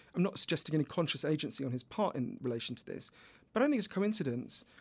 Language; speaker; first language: English; native; English